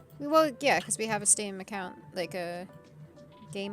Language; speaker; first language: English; native; English